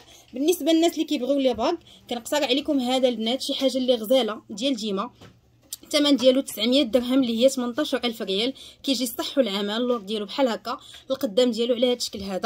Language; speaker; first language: Arabic; native; Arabic